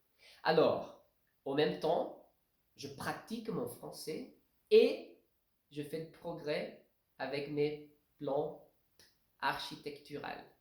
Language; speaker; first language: French; non-native, fluent; Portuguese